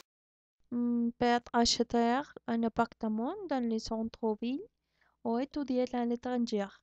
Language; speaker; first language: French; non-native, learner; Spanish